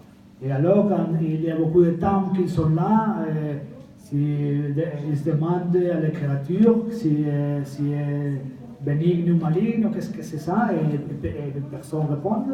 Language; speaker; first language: French; non-native, fluent; Spanish